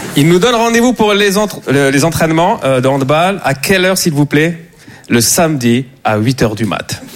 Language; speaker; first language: French; native; French